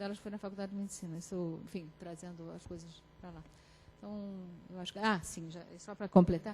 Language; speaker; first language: Portuguese; native; Portuguese